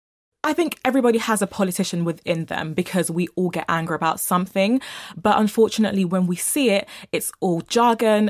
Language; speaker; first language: English; native; English